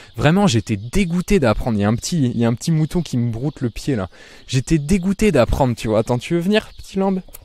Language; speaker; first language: French; native; French